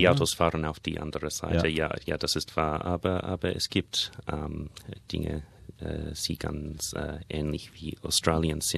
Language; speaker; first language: German; non-native, learner; English